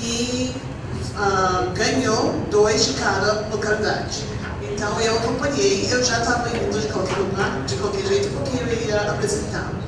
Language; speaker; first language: Portuguese; non-native, fluent; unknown